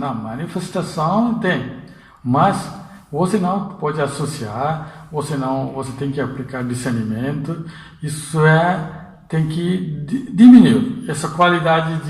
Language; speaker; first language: Portuguese; non-native, fluent; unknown